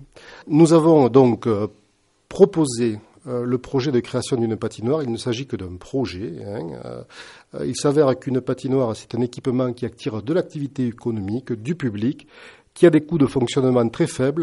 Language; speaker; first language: French; native; French